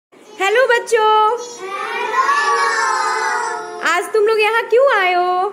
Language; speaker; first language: Hindi; native; Hindi